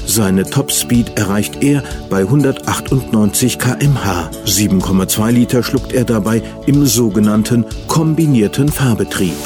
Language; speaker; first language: German; native; German